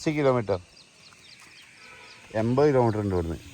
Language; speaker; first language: Malayalam; native; Malayalam